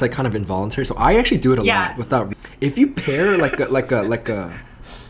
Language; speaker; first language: English; native; English